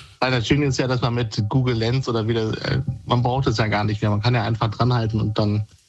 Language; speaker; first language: German; native; German